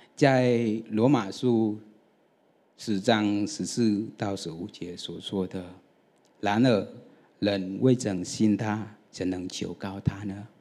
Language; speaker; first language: Chinese; non-native, fluent; Vietnamese